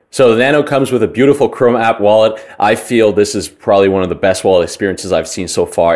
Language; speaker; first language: English; native; English